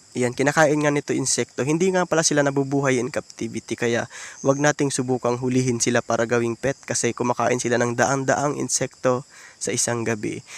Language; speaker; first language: Filipino; native; Filipino